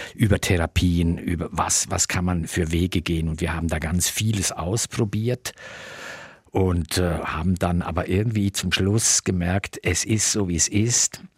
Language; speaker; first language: German; native; German